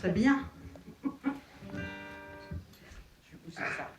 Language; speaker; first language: French; native; French